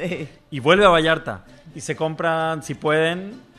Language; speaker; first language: Spanish; native; Spanish